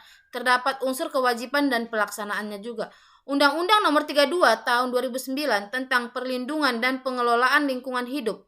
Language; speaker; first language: Indonesian; native; Indonesian